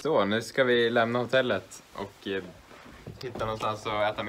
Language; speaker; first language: Swedish; native; Swedish